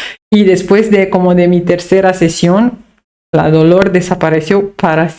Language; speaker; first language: Spanish; non-native, fluent; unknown